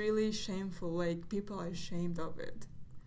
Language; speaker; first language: English; non-native, fluent; Russian